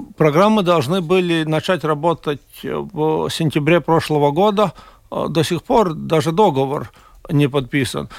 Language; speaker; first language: Russian; non-native, local second language; Latvian